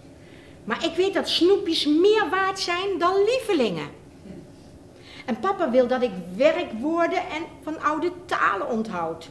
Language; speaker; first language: Dutch; native; Dutch